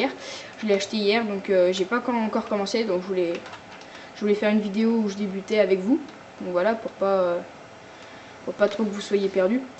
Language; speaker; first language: French; native; French